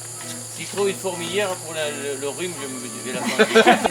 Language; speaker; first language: French; non-native, fluent; Spanish